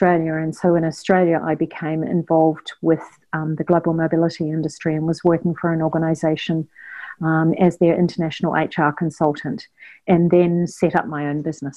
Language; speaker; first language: English; native; English